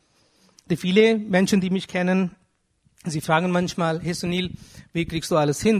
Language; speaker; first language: German; non-native, fluent; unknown